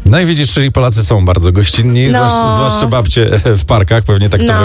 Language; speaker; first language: Polish; native; Polish